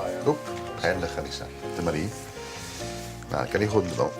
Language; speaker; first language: Welsh; native; Welsh